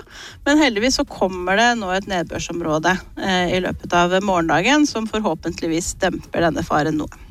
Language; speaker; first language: Norwegian; native; Norwegian